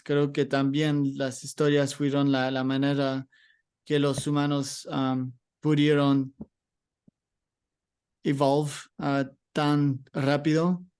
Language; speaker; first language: Spanish; non-native, learner; English